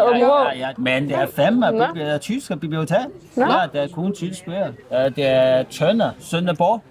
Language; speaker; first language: Danish; non-native, learner; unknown